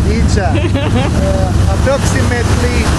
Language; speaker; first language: English; non-native, learner; Croatian